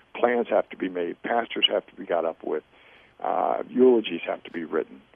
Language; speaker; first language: English; native; English